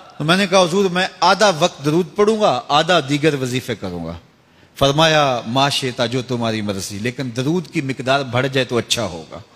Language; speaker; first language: Urdu; non-native, local second language; Punjabi